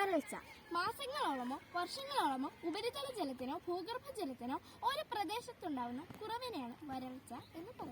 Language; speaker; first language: Malayalam; native; Malayalam